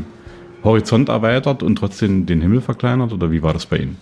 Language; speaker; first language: German; native; German